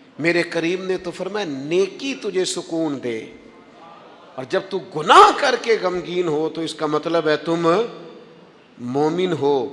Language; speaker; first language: Urdu; non-native, local second language; Punjabi